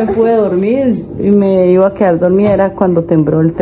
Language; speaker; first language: Spanish; native; Spanish